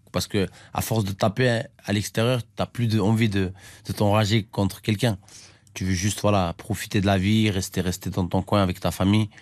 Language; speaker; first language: French; early bilingual, other home language; Armenian